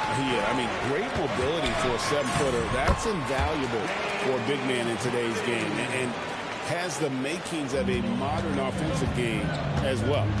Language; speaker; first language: English; native; English